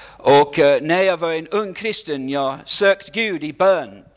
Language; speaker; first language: Swedish; non-native, learner; English